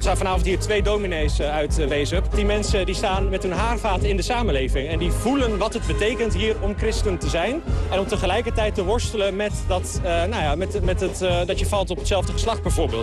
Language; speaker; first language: Dutch; native; Dutch